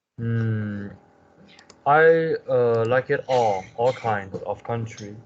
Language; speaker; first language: English; non-native, learner; Chinese